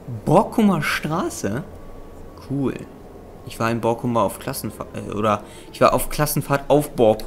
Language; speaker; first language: German; native; German